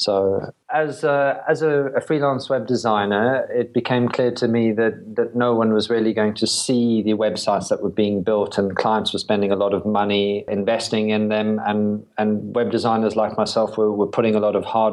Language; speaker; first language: English; native; English